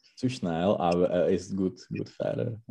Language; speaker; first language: German; non-native, learner; Czech